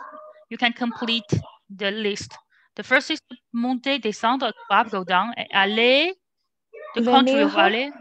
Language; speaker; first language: English; non-native, learner; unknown